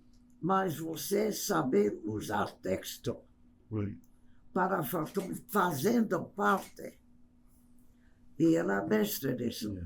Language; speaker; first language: Portuguese; non-native, fluent; English